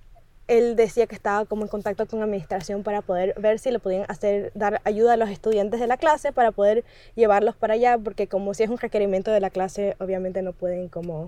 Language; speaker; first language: Spanish; early bilingual, heritage; Spanish